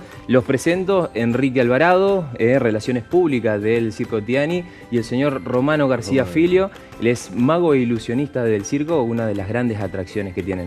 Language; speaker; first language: Spanish; native; Spanish